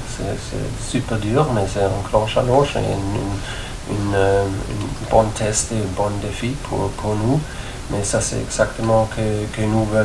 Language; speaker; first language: French; non-native, fluent; German